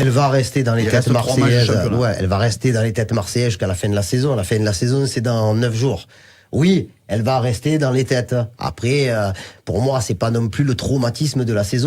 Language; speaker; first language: French; native; French